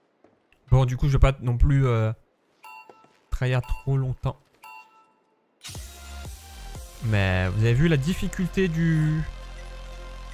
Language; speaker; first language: French; native; French